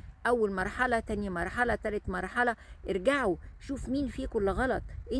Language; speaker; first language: Arabic; native; Arabic